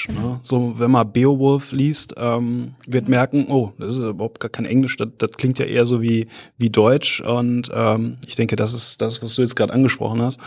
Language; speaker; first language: German; native; German